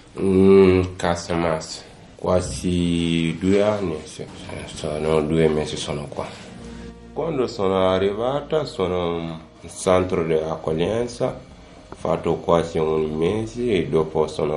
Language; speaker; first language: Italian; non-native, learner; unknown